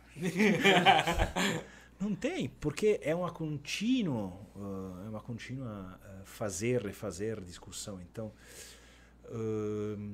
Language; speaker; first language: Portuguese; non-native, fluent; Italian